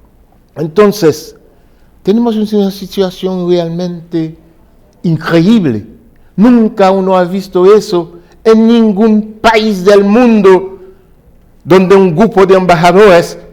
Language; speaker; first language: Spanish; non-native, fluent; Haitian Creole